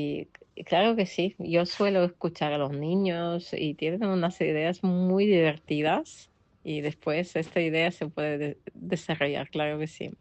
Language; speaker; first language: Spanish; non-native, fluent; Russian